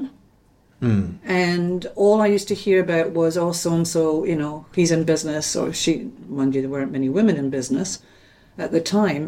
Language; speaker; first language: English; native; English